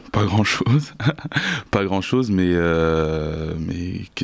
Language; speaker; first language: French; native; French